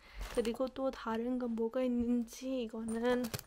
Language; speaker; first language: Korean; non-native, fluent; Persian